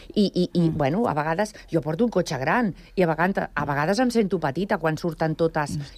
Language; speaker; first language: Catalan; non-native, local second language; Spanish